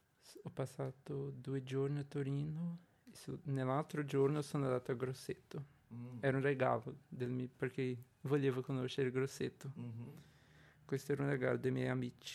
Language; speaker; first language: Italian; non-native, learner; Portuguese